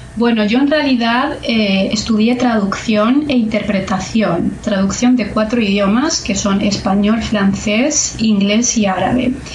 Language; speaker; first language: Spanish; native; Spanish